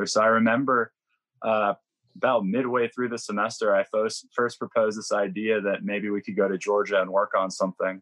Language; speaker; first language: English; native; English